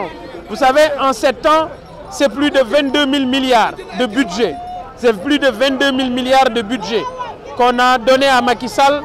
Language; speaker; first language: French; non-native, local second language; Wolof